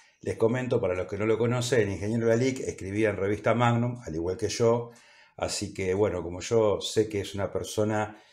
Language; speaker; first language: Spanish; native; Spanish